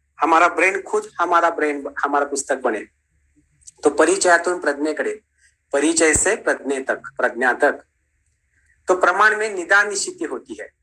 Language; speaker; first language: Hindi; non-native, local second language; Marathi